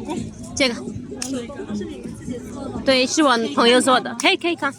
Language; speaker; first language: Chinese; non-native, fluent; Urdu